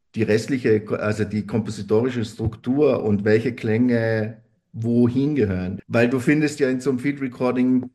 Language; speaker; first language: German; native; German